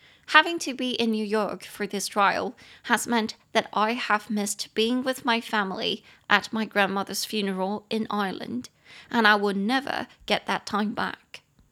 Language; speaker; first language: English; non-native, fluent; Chinese